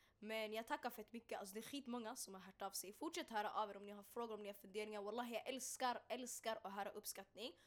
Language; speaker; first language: Swedish; early bilingual, other home language; Tigrinya